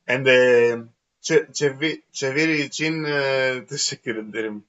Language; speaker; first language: Turkish; non-native, learner; Greek